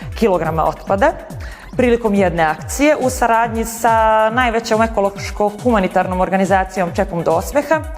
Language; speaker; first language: Bosnian; native; Bosnian